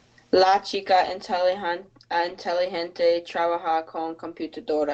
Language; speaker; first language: Spanish; non-native, learner; English